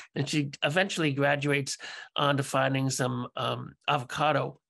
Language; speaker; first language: English; native; English